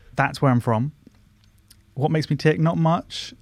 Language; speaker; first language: English; native; English